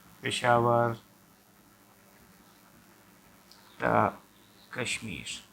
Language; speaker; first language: Persian; non-native, fluent; Urdu